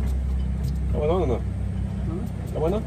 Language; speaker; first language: Spanish; native; Spanish